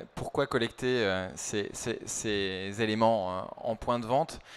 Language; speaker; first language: French; native; French